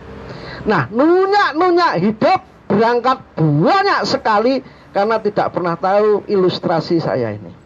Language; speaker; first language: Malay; non-native, local second language; Javanese